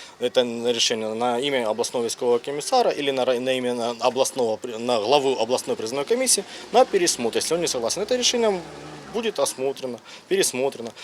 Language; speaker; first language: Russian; native; Russian